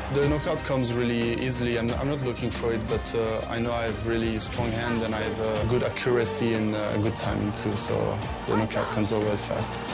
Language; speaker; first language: English; non-native, local second language; French